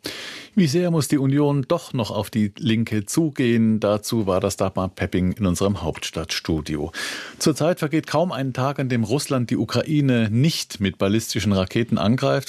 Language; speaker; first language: German; native; German